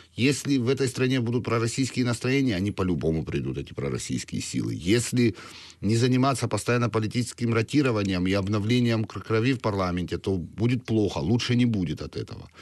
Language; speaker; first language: Russian; non-native, local second language; Georgian